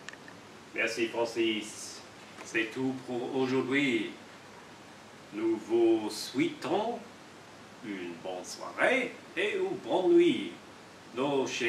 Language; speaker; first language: French; non-native, learner; English